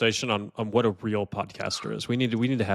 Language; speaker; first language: English; native; English